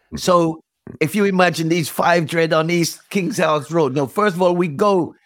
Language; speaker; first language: English; native; English